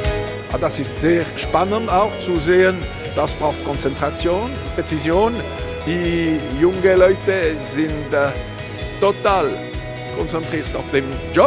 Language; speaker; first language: German; non-native, local second language; French